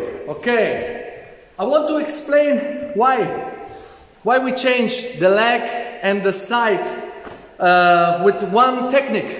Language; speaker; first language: English; non-native, learner; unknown